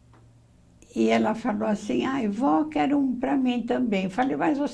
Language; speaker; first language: Portuguese; early bilingual, other home language; Arabic